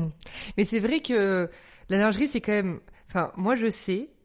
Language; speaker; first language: French; native; French